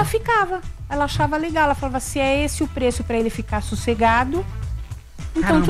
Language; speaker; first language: Portuguese; native; Portuguese